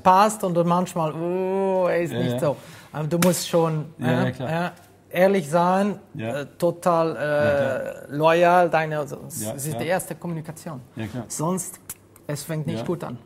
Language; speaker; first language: German; non-native, fluent; French